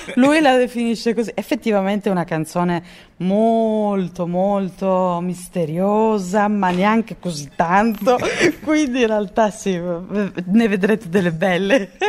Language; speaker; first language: Italian; non-native, fluent; Portuguese